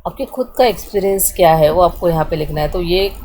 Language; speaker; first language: Hindi; non-native, local second language; Marathi